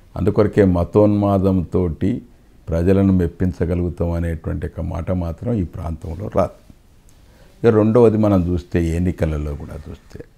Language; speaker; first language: Telugu; native; Telugu